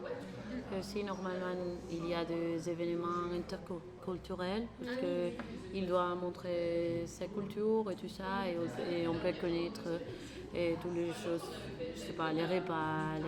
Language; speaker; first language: French; non-native, learner; Spanish